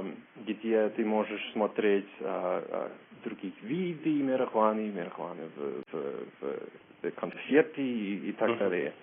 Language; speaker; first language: Russian; non-native, learner; English